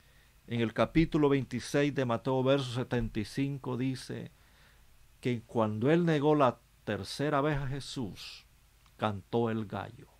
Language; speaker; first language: Spanish; native; Spanish